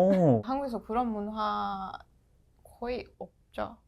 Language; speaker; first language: Korean; non-native, learner; Persian